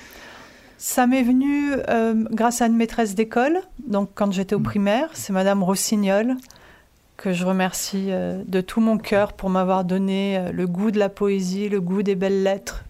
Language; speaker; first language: French; early bilingual, other home language; Italian